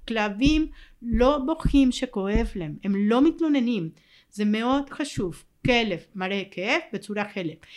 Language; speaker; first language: Hebrew; non-native, fluent; Spanish